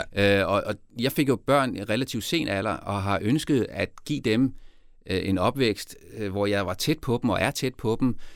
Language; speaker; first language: Danish; native; Danish